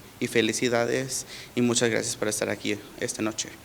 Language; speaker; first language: Spanish; early bilingual, heritage; Spanish